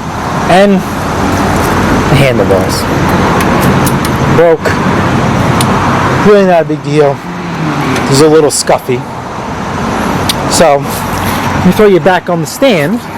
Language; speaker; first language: English; native; English